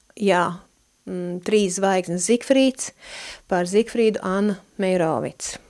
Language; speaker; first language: Latvian; native; Latvian